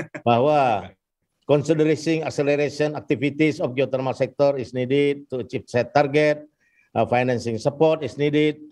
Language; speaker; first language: English; non-native, fluent; Indonesian